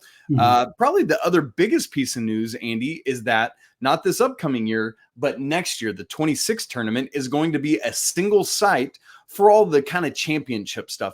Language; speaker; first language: English; native; English